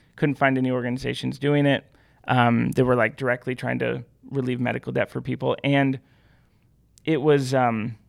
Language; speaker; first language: English; native; English